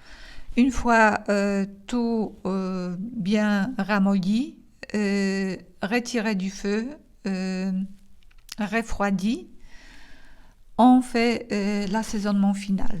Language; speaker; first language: French; non-native, fluent; Polish